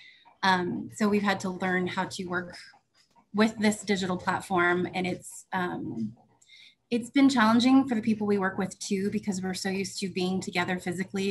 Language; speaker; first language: English; native; English